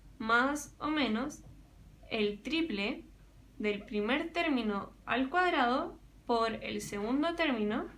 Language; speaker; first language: Spanish; native; Spanish